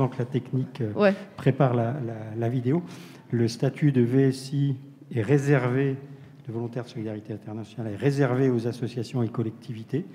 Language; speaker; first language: French; native; French